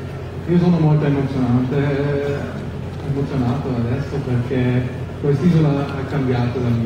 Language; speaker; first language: Italian; non-native, fluent; German